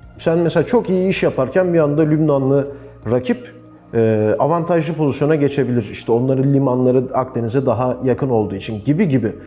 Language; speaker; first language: Turkish; native; Turkish